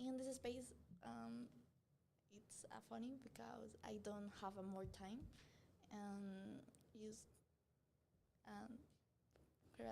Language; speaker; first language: English; non-native, learner; Spanish